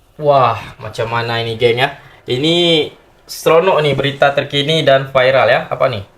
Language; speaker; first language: Malay; native; Malay